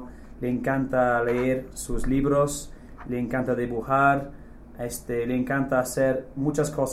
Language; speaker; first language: Spanish; non-native, fluent; English